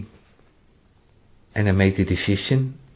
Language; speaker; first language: English; non-native, learner; Dutch